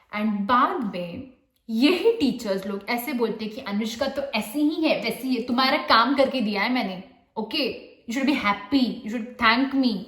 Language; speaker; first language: Hindi; non-native, local second language; Marathi